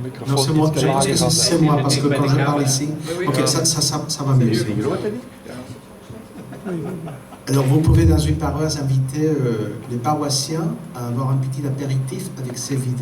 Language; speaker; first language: French; non-native, fluent; Spanish